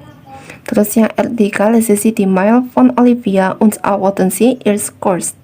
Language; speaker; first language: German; non-native, fluent; Indonesian